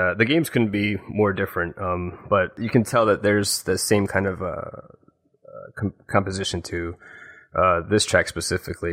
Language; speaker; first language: English; native; English